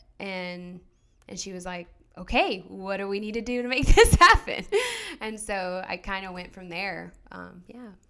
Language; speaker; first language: English; native; English